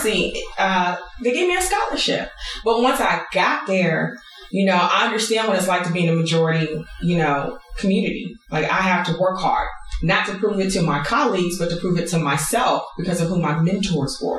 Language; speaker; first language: English; native; English